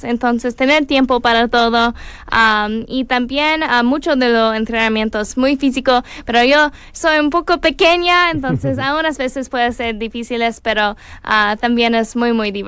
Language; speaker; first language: Spanish; non-native, learner; English